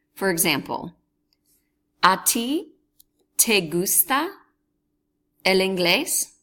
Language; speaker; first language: Spanish; non-native, fluent; English